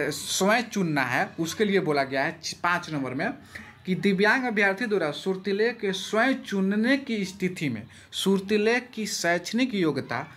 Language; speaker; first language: Hindi; native; Hindi